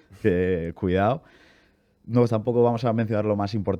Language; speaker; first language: Spanish; native; Spanish